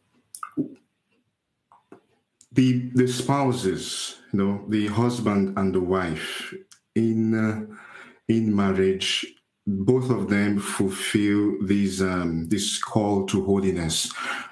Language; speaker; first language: English; non-native, local second language; Igbo